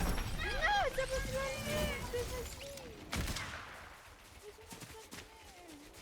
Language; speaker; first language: French; native; French